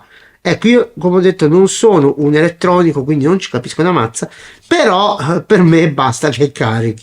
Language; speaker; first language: Italian; native; Italian